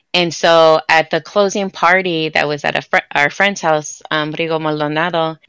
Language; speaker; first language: English; native; English